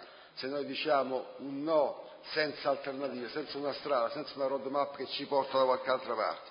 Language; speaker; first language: Italian; native; Italian